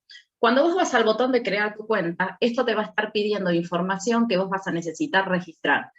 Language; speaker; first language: Spanish; native; Spanish